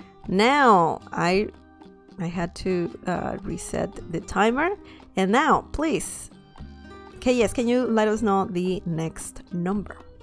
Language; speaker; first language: English; non-native, fluent; Spanish